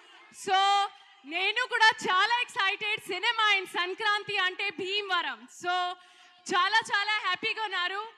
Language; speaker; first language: Telugu; non-native, learner; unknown